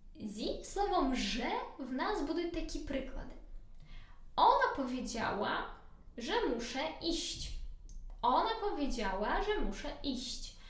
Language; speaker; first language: Polish; non-native, learner; Ukrainian